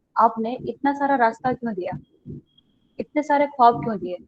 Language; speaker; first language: Hindi; non-native, local second language; Gujarati